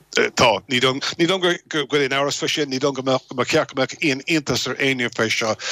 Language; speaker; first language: Irish; non-native, local second language; English